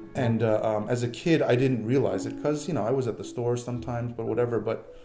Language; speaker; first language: English; native; English